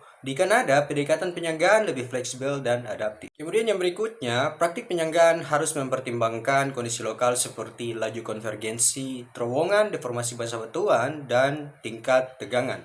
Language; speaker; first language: Indonesian; native; Indonesian